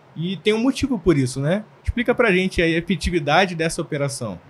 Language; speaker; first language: Portuguese; early bilingual, other home language; Hebrew